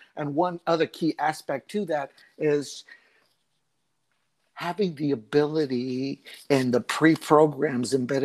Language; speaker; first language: English; native; English